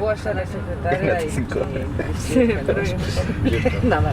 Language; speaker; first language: Spanish; non-native, learner; Portuguese